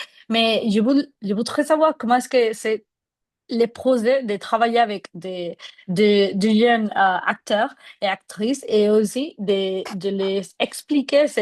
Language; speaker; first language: French; non-native, fluent; Spanish